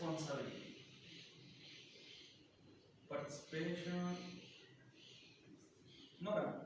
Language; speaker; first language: English; non-native, learner; Spanish